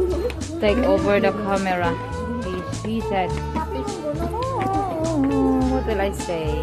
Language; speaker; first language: English; non-native, local second language; Filipino